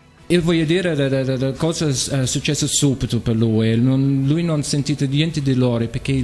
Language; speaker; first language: Italian; non-native, learner; English